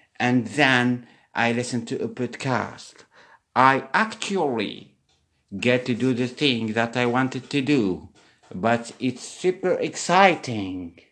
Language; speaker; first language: English; non-native, fluent; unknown